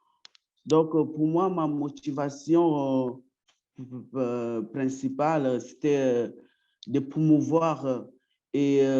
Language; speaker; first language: French; early bilingual, other home language; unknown